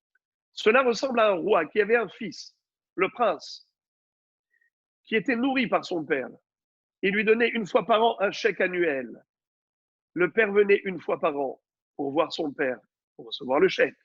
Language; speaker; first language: French; native; French